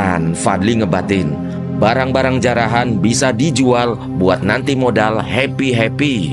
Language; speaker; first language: Indonesian; native; Indonesian